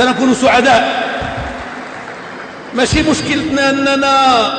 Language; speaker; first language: Arabic; native; Arabic